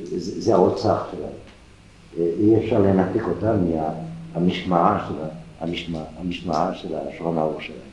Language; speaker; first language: Hebrew; non-native, fluent; French